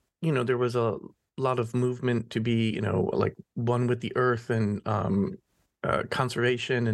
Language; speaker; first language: English; native; English